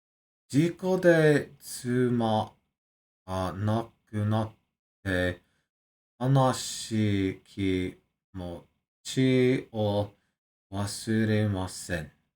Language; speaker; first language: Japanese; non-native, learner; English